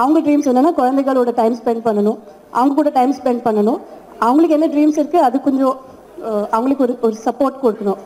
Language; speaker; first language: Tamil; non-native, fluent; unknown